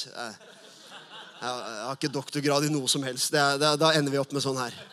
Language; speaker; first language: Norwegian; native; Norwegian